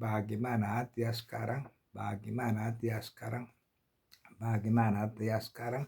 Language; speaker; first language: Indonesian; non-native, learner; Korean